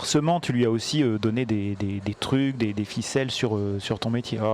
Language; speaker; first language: French; native; French